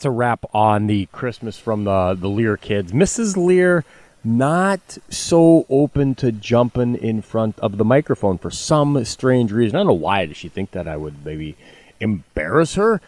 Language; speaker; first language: English; native; English